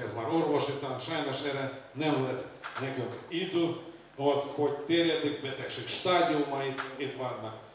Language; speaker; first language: Hungarian; non-native, learner; Russian